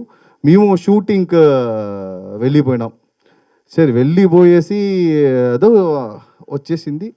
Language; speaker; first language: Telugu; non-native, learner; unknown